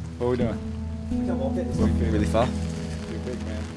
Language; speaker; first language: English; native; English